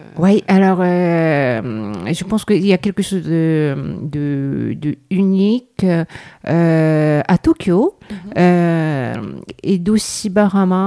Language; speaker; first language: French; non-native, fluent; Japanese